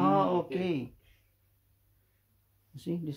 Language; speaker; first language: English; non-native, local second language; Filipino